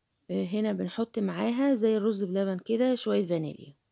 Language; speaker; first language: Arabic; native; Arabic